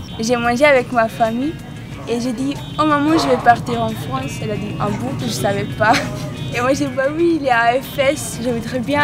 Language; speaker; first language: French; non-native, learner; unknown